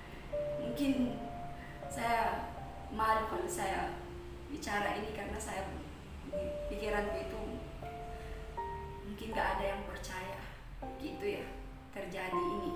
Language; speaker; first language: Indonesian; non-native, fluent; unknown